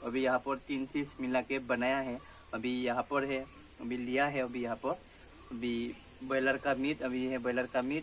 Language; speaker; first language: Hindi; non-native, local second language; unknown